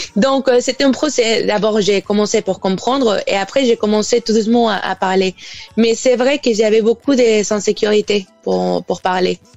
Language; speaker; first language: French; non-native, fluent; Spanish